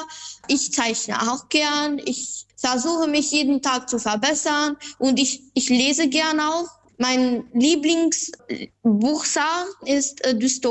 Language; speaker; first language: German; non-native, learner; Albanian